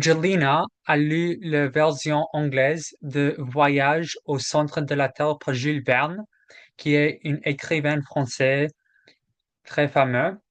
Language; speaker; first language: French; non-native, learner; English